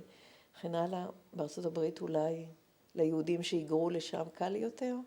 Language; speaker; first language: Hebrew; native; Hebrew